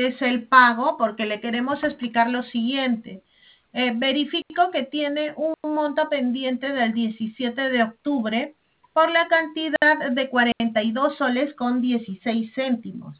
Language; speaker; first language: Spanish; native; Spanish